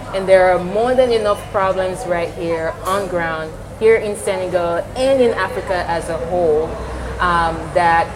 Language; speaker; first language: English; non-native, local second language; Yoruba